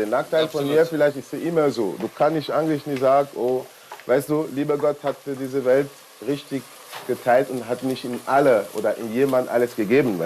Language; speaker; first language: German; non-native, learner; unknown